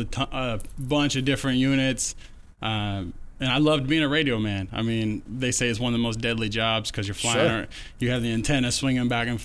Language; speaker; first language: English; native; English